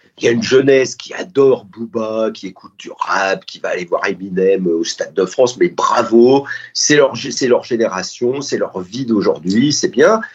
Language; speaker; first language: French; native; French